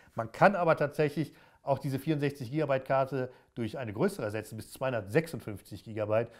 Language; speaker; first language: German; native; German